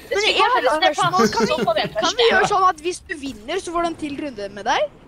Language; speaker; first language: Norwegian; native; Norwegian